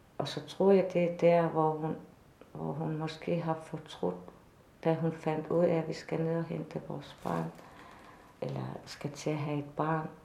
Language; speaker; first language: Danish; non-native, local second language; Kalaallisut